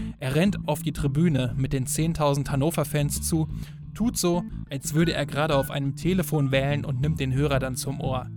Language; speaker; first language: German; native; German